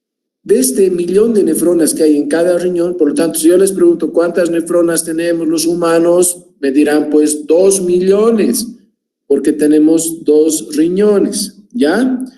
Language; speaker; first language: Spanish; native; Spanish